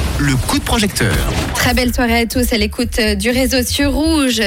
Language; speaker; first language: French; native; French